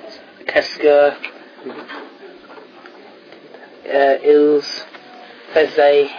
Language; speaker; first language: French; non-native, learner; English